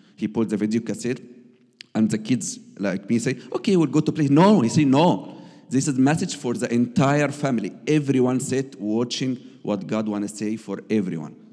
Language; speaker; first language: English; non-native, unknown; Arabic